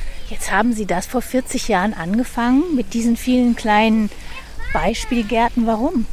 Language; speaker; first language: German; native; German